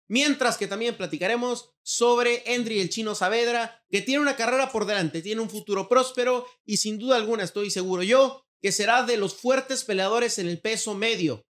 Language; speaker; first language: Spanish; native; Spanish